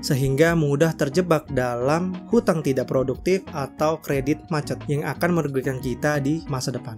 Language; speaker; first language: Indonesian; native; Indonesian